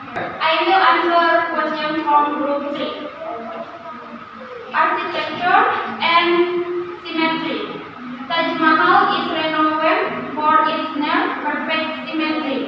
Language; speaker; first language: English; non-native, learner; Indonesian